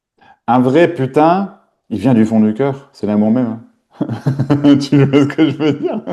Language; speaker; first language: French; native; French